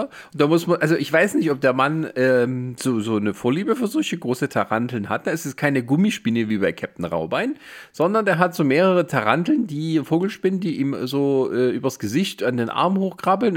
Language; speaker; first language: German; native; German